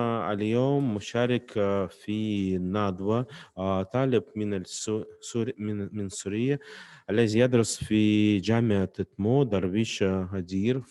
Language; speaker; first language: Arabic; non-native, fluent; Russian